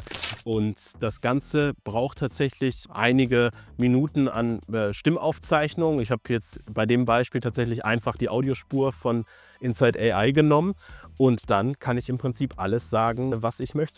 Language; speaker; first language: German; native; German